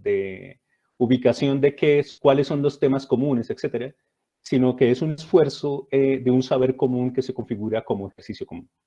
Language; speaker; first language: Spanish; native; Spanish